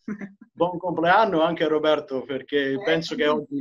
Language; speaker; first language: Italian; early bilingual, heritage; English